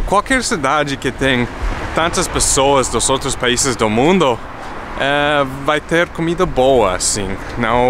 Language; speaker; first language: Portuguese; non-native, fluent; English